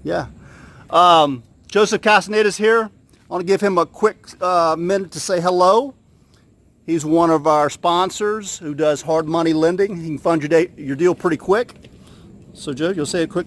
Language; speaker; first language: English; native; English